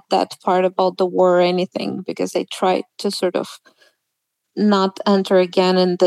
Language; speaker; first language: English; non-native, fluent; Russian